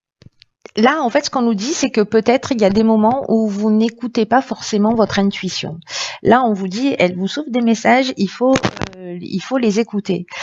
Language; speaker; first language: French; native; French